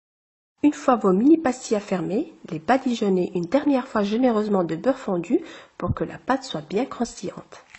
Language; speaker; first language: French; non-native, local second language; Arabic